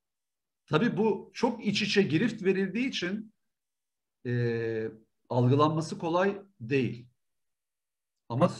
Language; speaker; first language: Turkish; native; Turkish